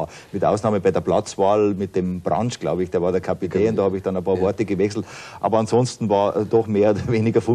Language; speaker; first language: German; native; German